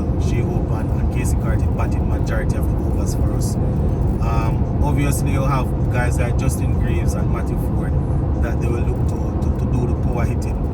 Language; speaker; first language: English; native; English